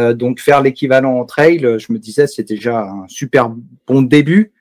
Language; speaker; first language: French; native; French